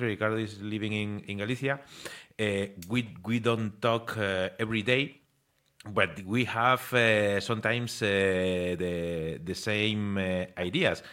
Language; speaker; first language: English; non-native, learner; Spanish